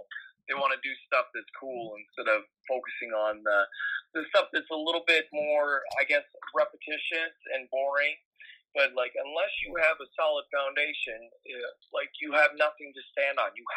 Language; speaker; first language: English; native; English